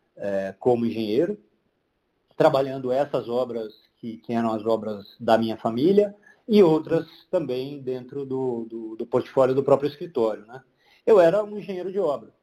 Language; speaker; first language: Portuguese; native; Portuguese